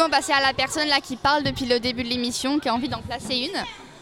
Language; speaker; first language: French; native; French